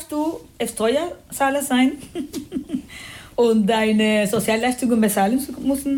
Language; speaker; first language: German; non-native, fluent; Spanish